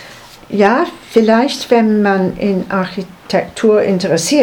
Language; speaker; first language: German; non-native, learner; English